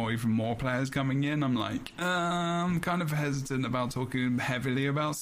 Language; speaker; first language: English; native; English